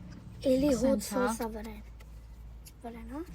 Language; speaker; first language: Armenian; early bilingual, heritage; Armenian